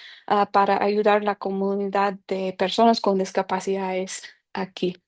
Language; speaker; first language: Spanish; non-native, fluent; English